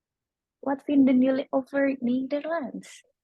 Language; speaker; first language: Dutch; non-native, fluent; Indonesian